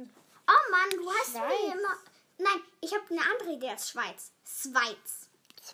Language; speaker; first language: German; early bilingual, other home language; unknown